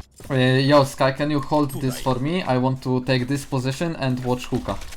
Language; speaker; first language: English; non-native, learner; Polish